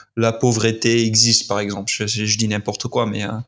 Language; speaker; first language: French; non-native, fluent; English